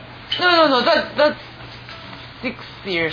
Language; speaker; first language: English; non-native, fluent; Japanese